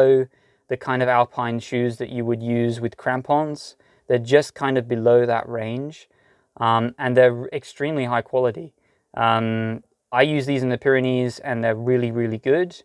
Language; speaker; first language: English; native; English